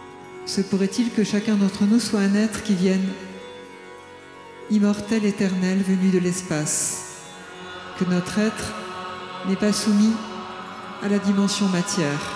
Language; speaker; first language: French; native; French